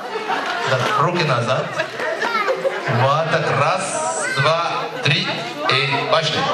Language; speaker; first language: Russian; non-native, learner; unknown